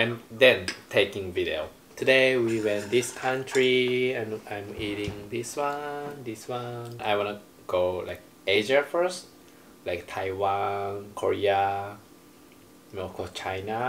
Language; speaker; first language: English; non-native, learner; Japanese